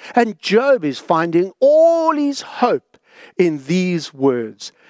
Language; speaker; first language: English; native; English